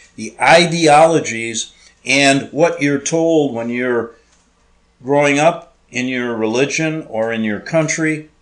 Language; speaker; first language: English; native; English